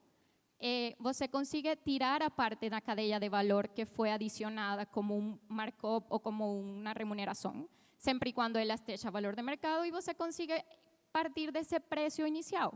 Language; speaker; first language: Portuguese; non-native, fluent; Spanish